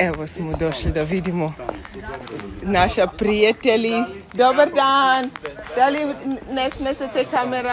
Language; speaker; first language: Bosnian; non-native, learner; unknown